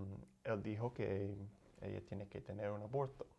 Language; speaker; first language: Spanish; non-native, learner; English